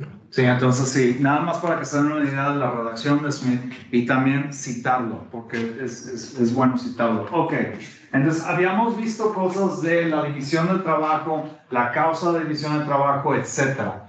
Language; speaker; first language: Spanish; native; Spanish